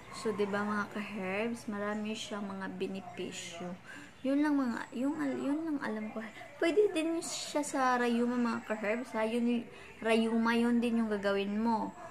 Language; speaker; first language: Filipino; non-native, local second language; Cebuano